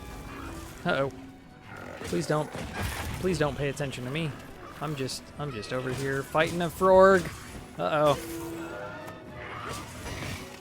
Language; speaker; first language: English; native; English